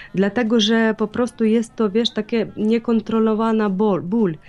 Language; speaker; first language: Polish; non-native, learner; Ukrainian